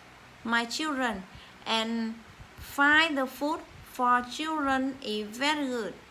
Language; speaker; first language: English; non-native, learner; Vietnamese